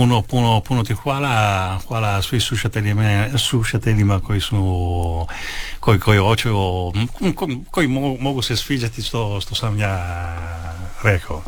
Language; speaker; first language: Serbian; non-native, learner; Italian